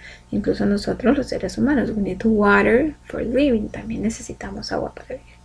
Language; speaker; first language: Spanish; native; Spanish